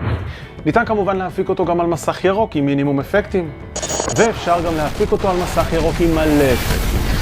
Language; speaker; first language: Hebrew; native; Hebrew